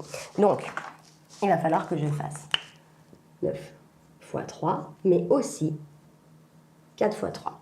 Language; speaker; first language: French; native; French